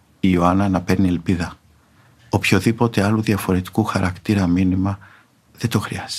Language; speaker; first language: Greek; native; Greek